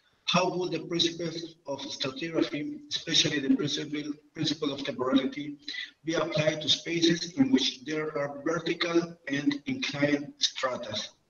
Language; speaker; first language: English; non-native, fluent; Spanish